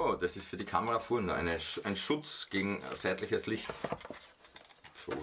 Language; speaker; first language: German; native; German